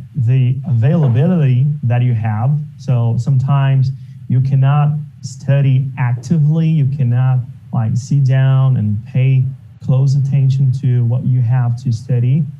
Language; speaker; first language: English; non-native, fluent; Portuguese